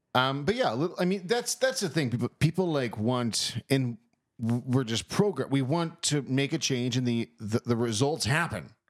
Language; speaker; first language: English; native; English